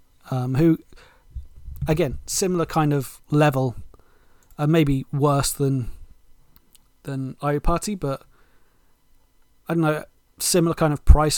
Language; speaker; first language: English; native; English